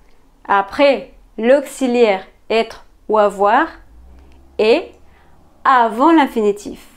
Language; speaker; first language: French; non-native, fluent; Spanish